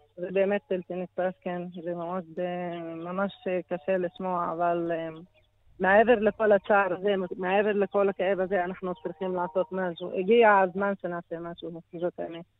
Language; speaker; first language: Hebrew; non-native, local second language; Arabic